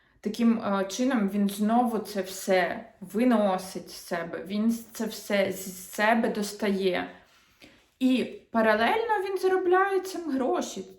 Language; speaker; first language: Ukrainian; non-native, local second language; Russian